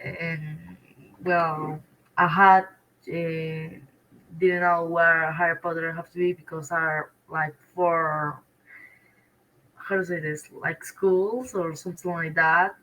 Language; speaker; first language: English; non-native, learner; Spanish